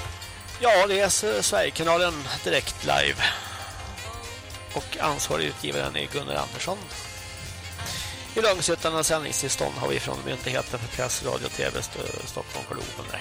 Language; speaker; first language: Swedish; native; Swedish